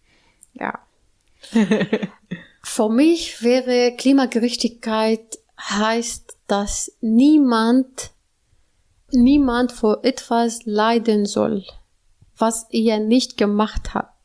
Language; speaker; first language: German; non-native, learner; Arabic